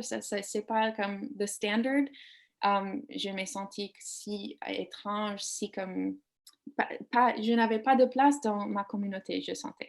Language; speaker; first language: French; non-native, learner; English